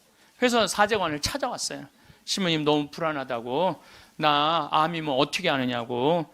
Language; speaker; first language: Korean; native; Korean